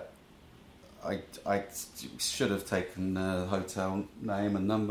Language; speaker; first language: English; native; English